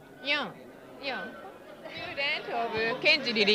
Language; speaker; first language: English; non-native, learner; Japanese